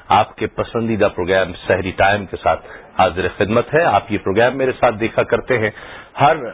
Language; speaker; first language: Urdu; native; Urdu